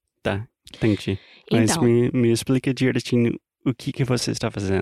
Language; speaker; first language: Portuguese; non-native, learner; English